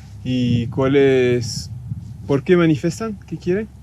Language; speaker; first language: Spanish; non-native, fluent; French